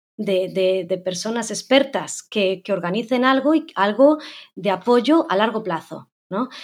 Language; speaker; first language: Spanish; native; Spanish